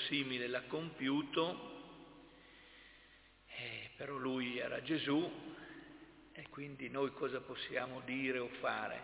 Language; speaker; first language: Italian; native; Italian